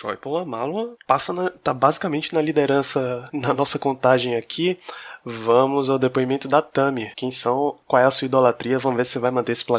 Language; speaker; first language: Portuguese; native; Portuguese